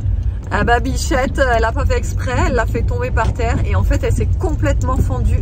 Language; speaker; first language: French; native; French